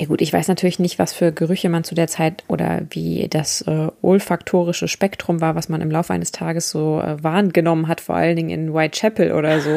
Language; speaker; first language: German; native; German